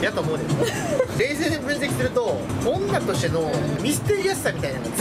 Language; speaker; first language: Japanese; native; Japanese